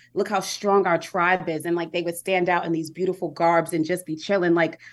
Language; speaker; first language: English; native; English